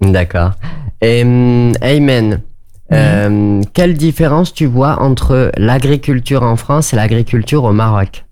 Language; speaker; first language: French; native; French